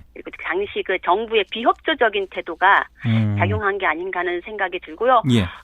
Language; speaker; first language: Korean; native; Korean